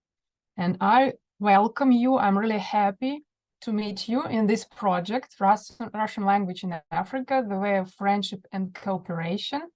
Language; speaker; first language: English; non-native, fluent; Russian